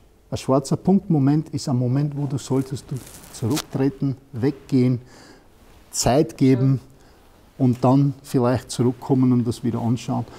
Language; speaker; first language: German; non-native, fluent; English